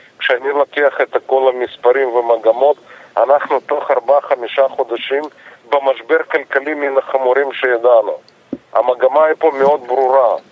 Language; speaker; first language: Hebrew; non-native, fluent; Russian